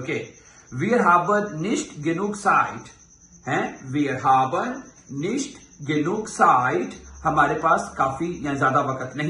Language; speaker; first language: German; non-native, fluent; Urdu